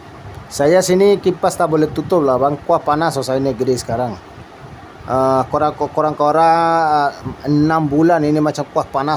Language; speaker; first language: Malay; non-native, learner; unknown